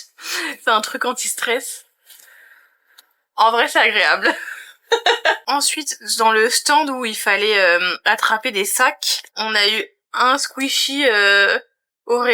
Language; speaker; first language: French; native; French